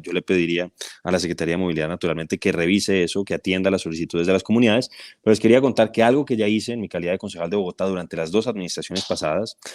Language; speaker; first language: Spanish; native; Spanish